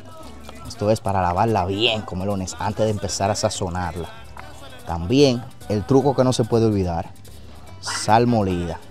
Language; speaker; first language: Spanish; native; Spanish